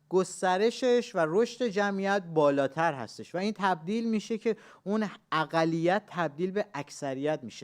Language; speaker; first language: Persian; native; Persian